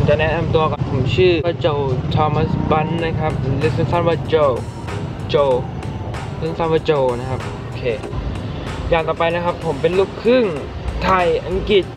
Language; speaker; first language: Thai; native; Thai